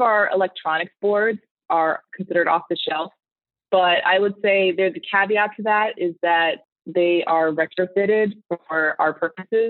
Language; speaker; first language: English; native; English